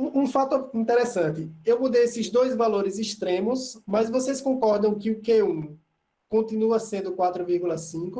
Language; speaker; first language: Portuguese; native; Portuguese